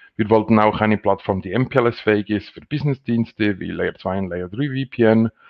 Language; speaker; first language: German; non-native, local second language; French